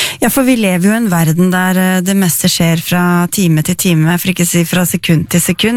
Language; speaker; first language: Norwegian; native; Norwegian